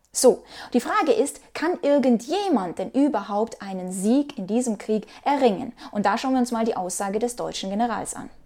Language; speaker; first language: German; non-native, fluent; Ukrainian